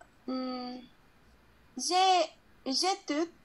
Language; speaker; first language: French; non-native, learner; Spanish